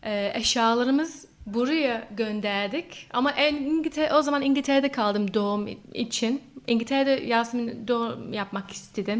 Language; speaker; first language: Turkish; non-native, learner; English